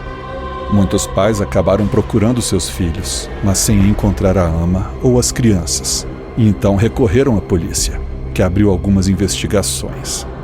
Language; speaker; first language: Portuguese; native; Portuguese